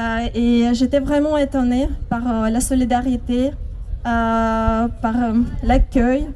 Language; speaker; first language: French; non-native, fluent; Ukrainian